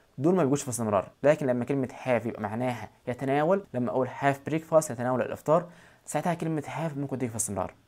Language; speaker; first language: Arabic; native; Arabic